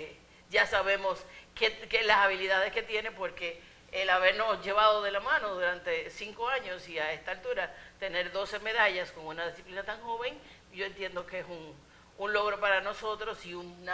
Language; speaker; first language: Spanish; native; Spanish